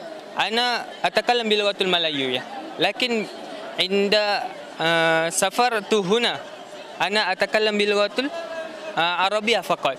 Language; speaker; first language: Arabic; non-native, learner; Malay